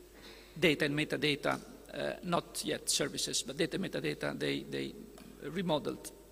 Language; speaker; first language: English; non-native, fluent; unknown